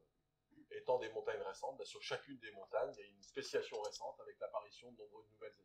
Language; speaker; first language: French; native; French